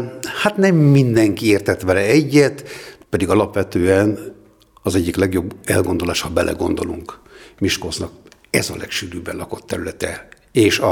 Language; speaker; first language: Hungarian; native; Hungarian